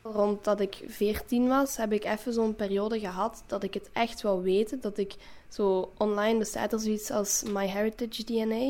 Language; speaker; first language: Dutch; native; Dutch